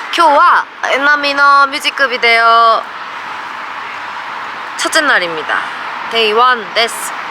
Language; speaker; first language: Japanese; non-native, learner; Korean